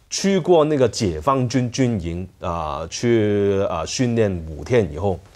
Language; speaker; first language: Chinese; non-native, fluent; Cantonese